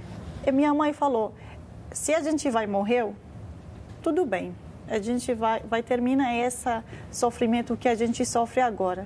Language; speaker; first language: Portuguese; non-native, learner; Arabic